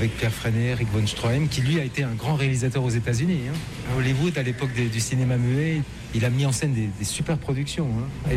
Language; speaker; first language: French; native; French